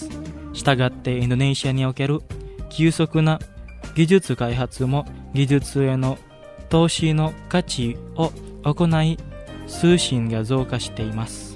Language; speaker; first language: Japanese; non-native, fluent; Indonesian